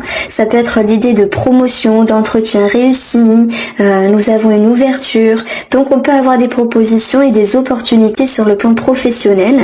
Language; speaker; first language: French; native; French